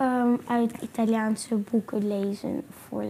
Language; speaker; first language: Dutch; early bilingual, other home language; Italian